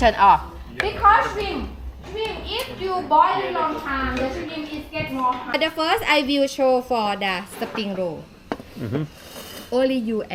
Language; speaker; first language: English; non-native, learner; Thai